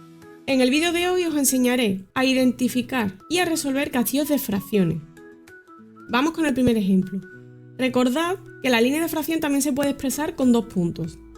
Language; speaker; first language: Spanish; native; Spanish